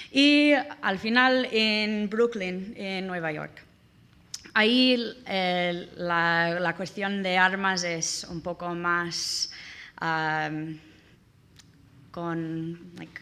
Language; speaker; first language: Spanish; non-native, learner; English